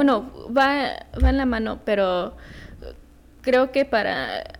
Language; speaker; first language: Spanish; early bilingual, heritage; Spanish